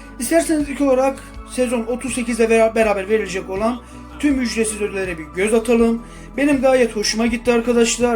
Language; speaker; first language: Turkish; native; Turkish